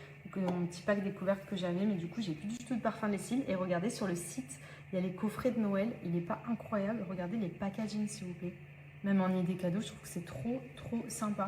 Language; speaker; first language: French; native; French